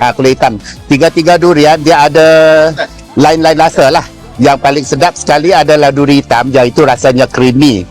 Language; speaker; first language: Malay; non-native, fluent; Thai